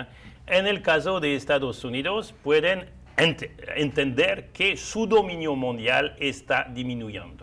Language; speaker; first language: Spanish; non-native, fluent; French